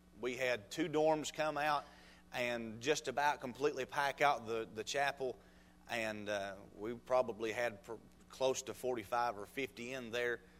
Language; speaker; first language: English; native; English